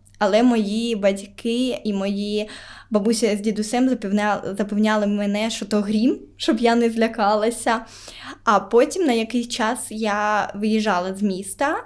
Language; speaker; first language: Ukrainian; native; Ukrainian